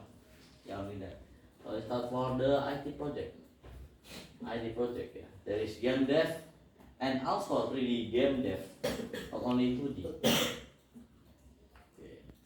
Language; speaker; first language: English; non-native, learner; Indonesian